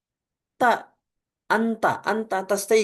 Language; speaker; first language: Arabic; non-native, fluent; Indonesian